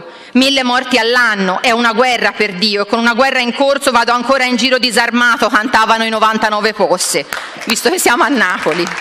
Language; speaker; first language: Italian; native; Italian